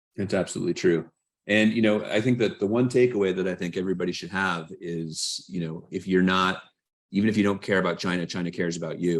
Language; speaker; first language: English; native; English